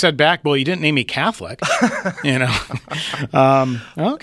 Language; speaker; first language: English; native; English